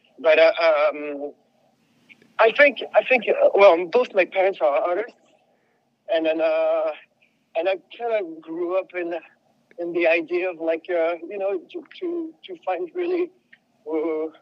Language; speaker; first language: English; non-native, fluent; French